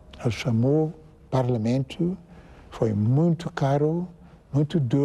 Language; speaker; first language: Portuguese; non-native, fluent; English